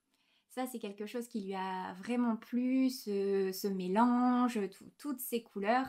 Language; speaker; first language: French; native; French